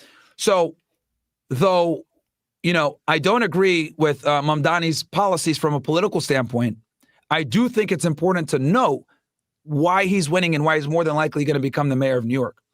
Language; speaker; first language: English; native; English